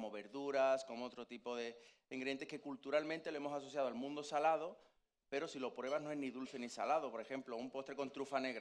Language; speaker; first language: Spanish; native; Spanish